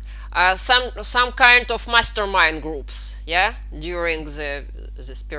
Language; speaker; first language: English; non-native, fluent; Russian